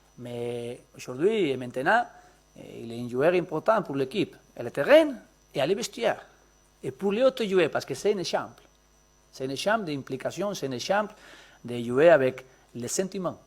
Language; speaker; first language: French; non-native, learner; Spanish